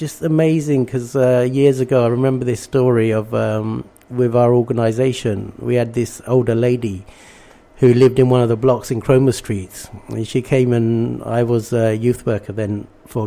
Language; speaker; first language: English; early bilingual, other home language; Bangla